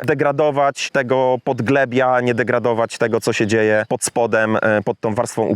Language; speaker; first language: Polish; native; Polish